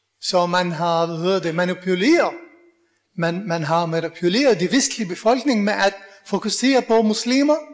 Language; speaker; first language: Danish; non-native, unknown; Arabic